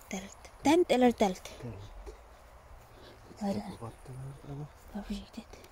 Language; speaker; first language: Swedish; non-native, learner; Filipino